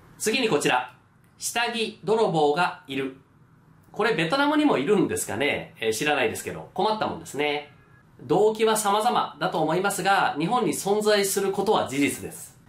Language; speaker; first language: Japanese; native; Japanese